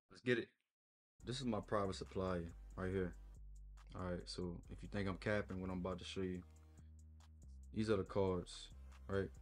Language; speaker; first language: English; native; English